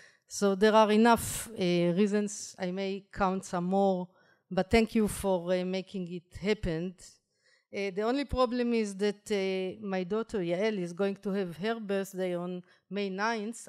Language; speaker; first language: English; non-native, fluent; Hebrew